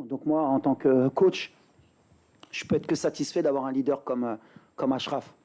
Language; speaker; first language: French; native; French